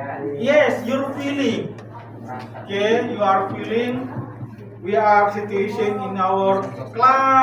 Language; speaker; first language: English; non-native, learner; Indonesian